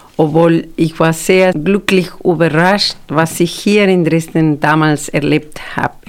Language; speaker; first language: German; non-native, fluent; Spanish